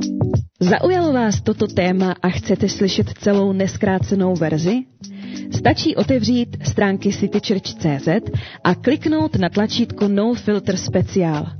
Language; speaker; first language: Czech; native; Czech